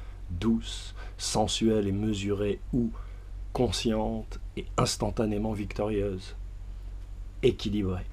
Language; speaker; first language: French; native; French